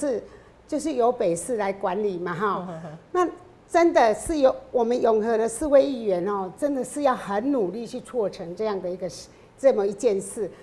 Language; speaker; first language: Chinese; non-native, local second language; Min Nan Chinese